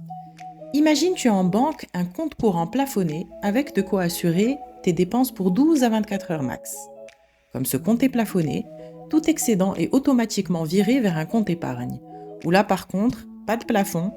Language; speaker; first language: French; native; French